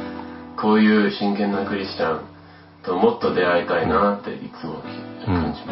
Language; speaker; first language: Japanese; early bilingual, other home language; English